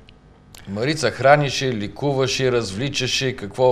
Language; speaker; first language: Bulgarian; native; Bulgarian